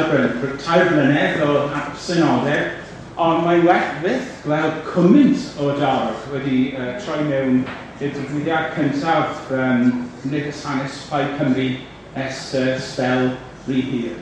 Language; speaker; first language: Welsh; native; Welsh